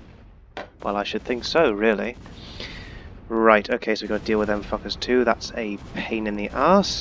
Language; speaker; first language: English; native; English